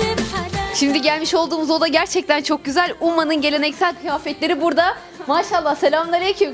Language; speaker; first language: Turkish; native; Turkish